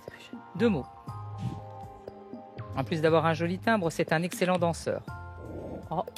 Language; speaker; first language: French; native; French